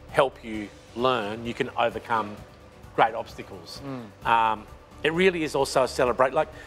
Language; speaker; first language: English; native; English